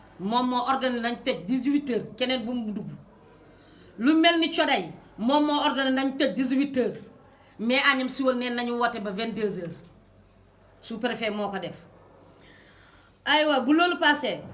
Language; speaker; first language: Wolof; non-native, local second language; Fula